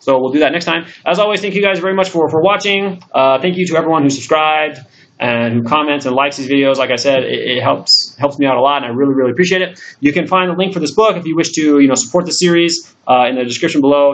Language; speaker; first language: English; native; English